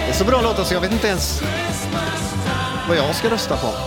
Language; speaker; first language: Swedish; native; Swedish